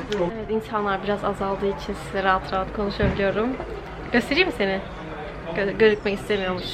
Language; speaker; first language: Turkish; early bilingual, heritage; Turkish